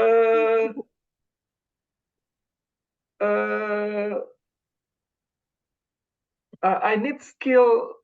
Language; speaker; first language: English; non-native, learner; Indonesian